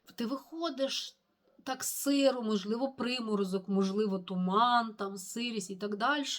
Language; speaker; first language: Ukrainian; non-native, local second language; Russian